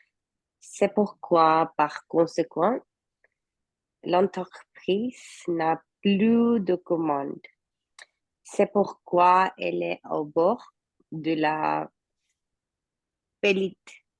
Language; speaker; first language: French; non-native, learner; Spanish